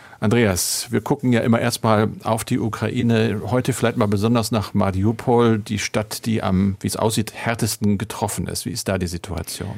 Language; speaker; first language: German; native; German